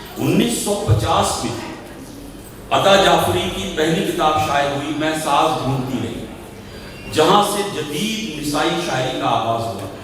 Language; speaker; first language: Urdu; native; Urdu